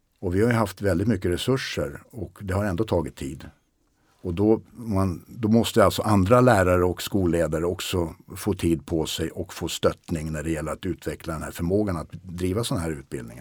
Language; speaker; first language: Swedish; native; Swedish